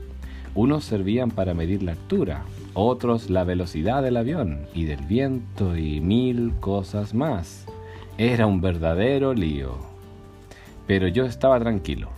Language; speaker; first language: Spanish; native; Spanish